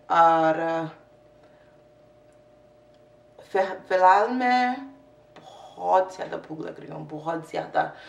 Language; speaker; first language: Hindi; non-native, learner; English